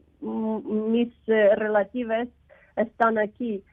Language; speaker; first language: Spanish; non-native, learner; Ukrainian